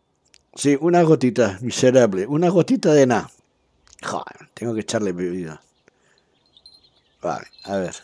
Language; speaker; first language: Spanish; native; Spanish